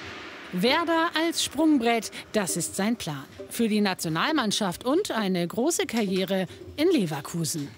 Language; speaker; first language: German; native; German